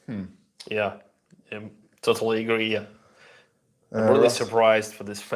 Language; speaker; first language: English; non-native, learner; Russian